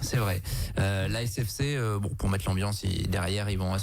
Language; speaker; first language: French; native; French